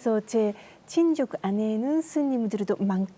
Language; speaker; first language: Korean; non-native, learner; Japanese